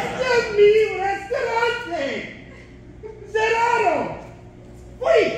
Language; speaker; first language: Spanish; non-native, learner; English